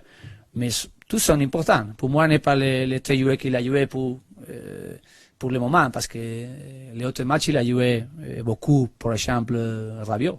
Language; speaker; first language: French; non-native, learner; Spanish